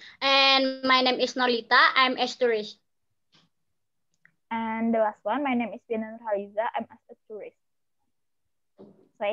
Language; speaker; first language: English; non-native, learner; Indonesian